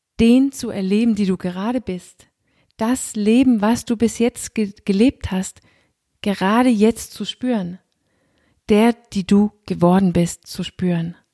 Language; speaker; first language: German; non-native, fluent; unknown